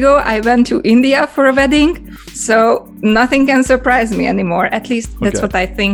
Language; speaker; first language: English; non-native, fluent; Hungarian